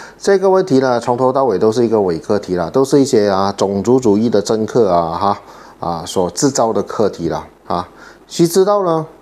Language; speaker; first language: Chinese; native; Chinese